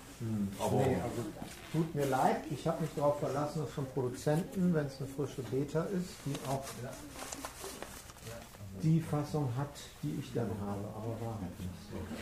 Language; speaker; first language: German; native; German